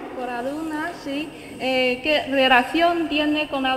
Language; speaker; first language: Spanish; non-native, fluent; Chinese